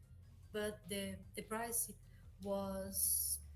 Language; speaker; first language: English; non-native, learner; Portuguese